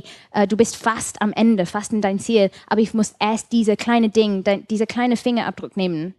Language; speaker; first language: German; non-native, fluent; English